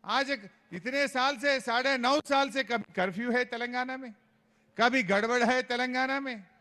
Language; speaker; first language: Hindi; non-native, local second language; Telugu